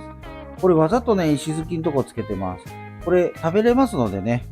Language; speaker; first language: Japanese; native; Japanese